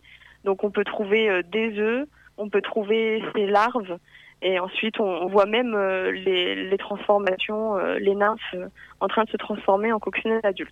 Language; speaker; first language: French; native; French